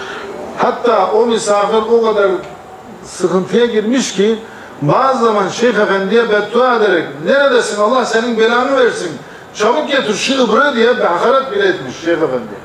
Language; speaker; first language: Turkish; native; Turkish